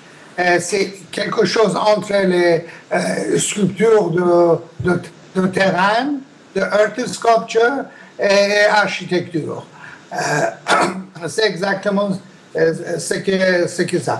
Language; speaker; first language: French; non-native, learner; Persian